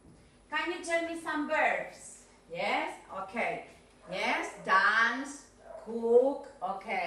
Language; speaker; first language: English; non-native, fluent; Spanish